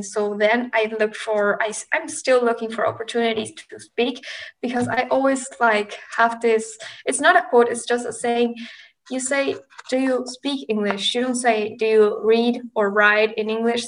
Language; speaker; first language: English; non-native, fluent; Spanish